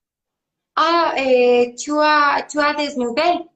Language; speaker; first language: French; non-native, learner; Spanish